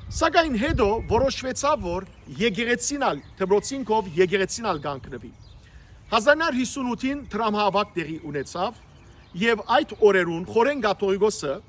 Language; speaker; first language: Armenian; native; Armenian